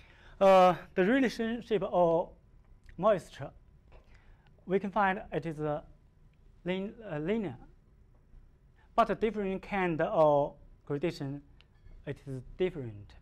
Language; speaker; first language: English; non-native, learner; Chinese